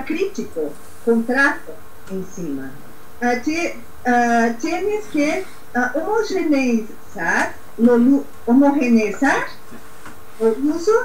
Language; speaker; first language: Spanish; non-native, learner; Portuguese